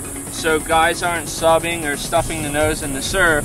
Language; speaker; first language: English; native; English